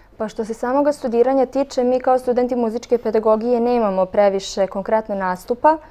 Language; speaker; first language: Serbian; native; Serbian